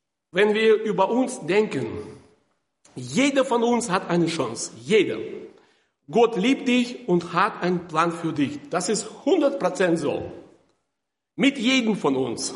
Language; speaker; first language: German; non-native, fluent; Russian